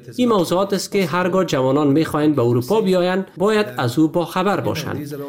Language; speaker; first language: Persian; native; Persian